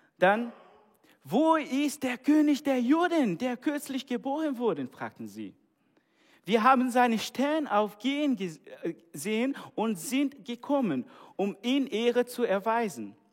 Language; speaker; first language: German; non-native, fluent; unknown